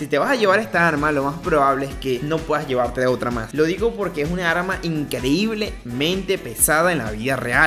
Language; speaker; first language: Spanish; native; Spanish